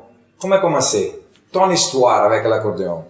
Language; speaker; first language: French; non-native, fluent; Italian